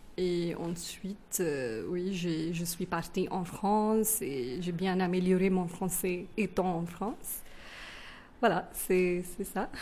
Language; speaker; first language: French; non-native, fluent; Kannada